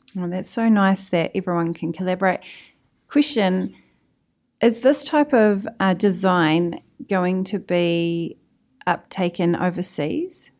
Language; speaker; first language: English; native; English